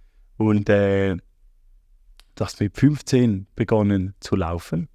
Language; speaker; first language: German; native; German